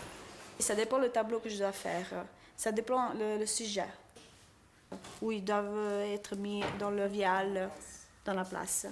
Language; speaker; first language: French; non-native, learner; Italian